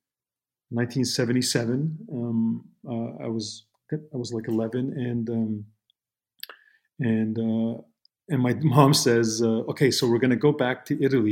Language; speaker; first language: English; non-native, fluent; Italian